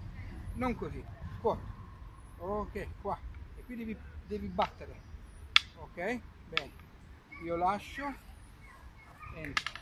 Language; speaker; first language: Italian; non-native, fluent; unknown